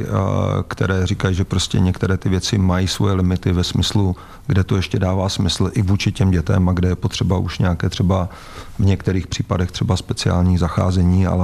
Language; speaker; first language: Czech; native; Czech